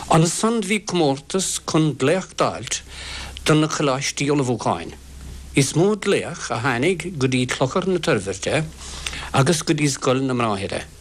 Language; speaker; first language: Irish; native; Irish